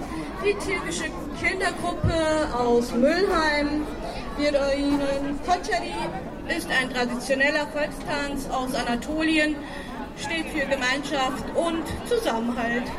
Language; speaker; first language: German; early bilingual, other home language; Turkish